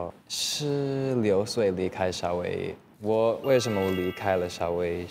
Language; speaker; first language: Chinese; non-native, learner; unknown